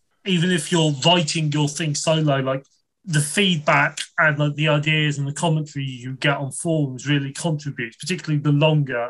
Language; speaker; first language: English; native; English